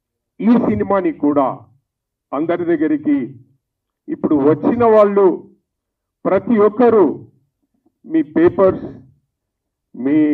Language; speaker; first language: Telugu; native; Telugu